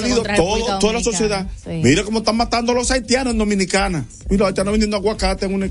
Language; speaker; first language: Spanish; native; Spanish